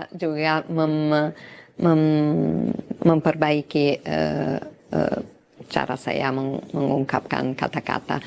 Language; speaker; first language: Indonesian; non-native, fluent; Italian